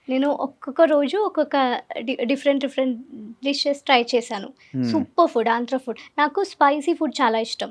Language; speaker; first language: Telugu; non-native, learner; Malayalam